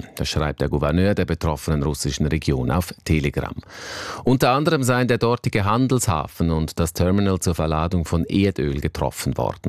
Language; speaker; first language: German; native; German